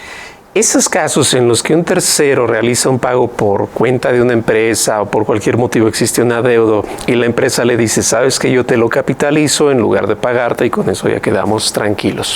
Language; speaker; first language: Spanish; native; Spanish